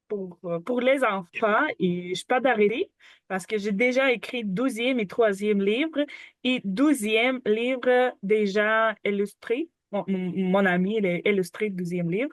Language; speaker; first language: French; non-native, learner; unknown